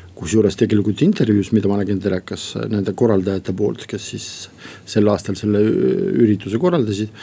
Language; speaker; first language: Estonian; non-native, local second language; Russian